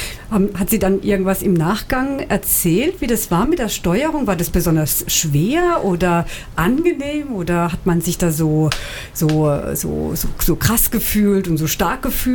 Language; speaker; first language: German; native; German